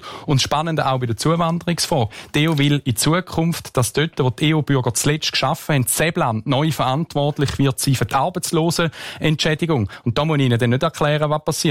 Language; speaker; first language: German; native; German